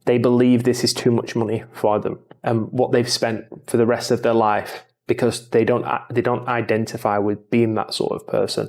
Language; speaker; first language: English; native; English